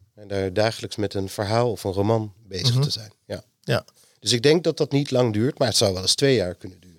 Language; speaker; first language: Dutch; native; Dutch